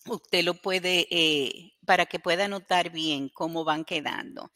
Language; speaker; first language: Spanish; native; Spanish